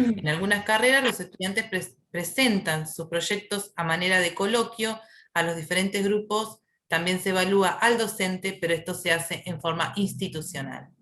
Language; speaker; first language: Spanish; native; Spanish